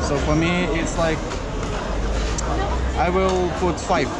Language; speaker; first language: English; non-native, fluent; Russian